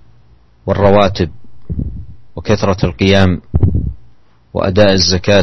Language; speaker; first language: Arabic; native; Arabic